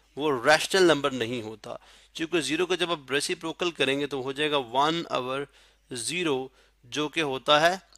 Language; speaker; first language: Urdu; non-native, local second language; Pashto